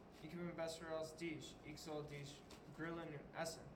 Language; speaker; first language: German; non-native, learner; English